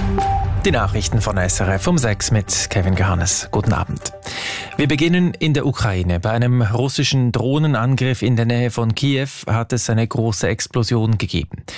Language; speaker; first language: German; native; German